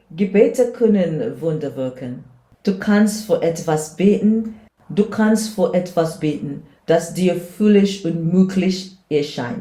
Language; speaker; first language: German; non-native, learner; English